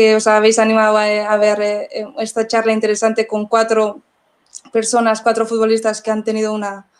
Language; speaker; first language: Spanish; non-native, local second language; Basque